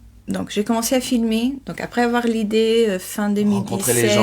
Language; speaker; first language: French; non-native, fluent; Portuguese